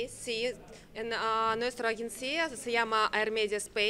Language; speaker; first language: Spanish; non-native, learner; Russian